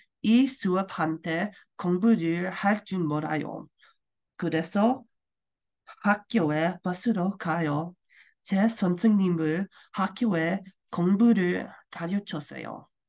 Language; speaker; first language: Korean; non-native, learner; English